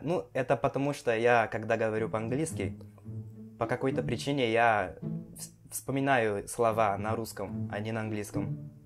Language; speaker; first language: Russian; non-native, fluent; Portuguese